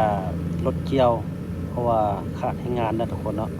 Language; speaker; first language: Thai; non-native, local second language; Northeastern Thai